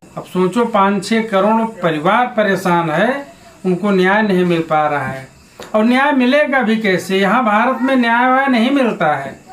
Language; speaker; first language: Hindi; native; Hindi